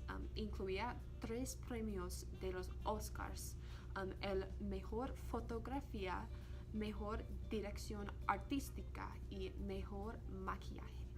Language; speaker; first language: Spanish; non-native, learner; English